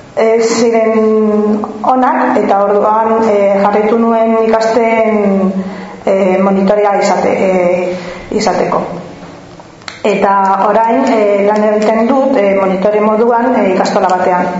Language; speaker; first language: Basque; non-native, local second language; Spanish